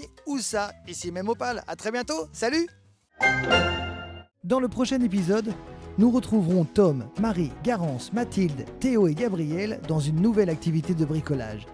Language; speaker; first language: French; native; French